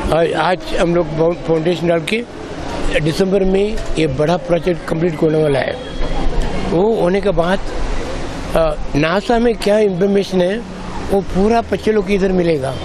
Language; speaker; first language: Hindi; non-native, local second language; Tamil